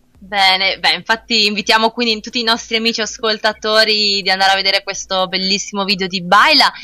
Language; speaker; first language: Italian; native; Italian